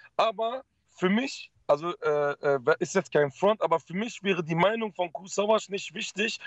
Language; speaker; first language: German; early bilingual, other home language; Dutch